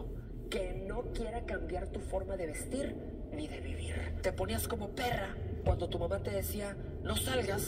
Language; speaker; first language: Spanish; native; Spanish